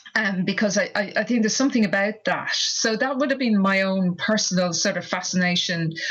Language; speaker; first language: English; native; English